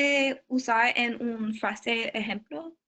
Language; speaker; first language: Spanish; non-native, learner; English